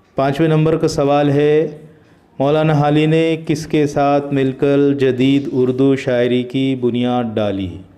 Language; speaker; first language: Hindi; native; Hindi